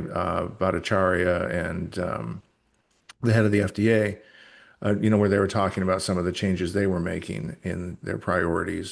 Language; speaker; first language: English; native; English